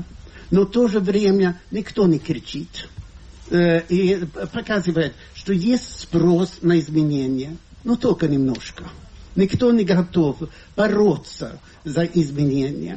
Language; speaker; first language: Russian; non-native, fluent; Swedish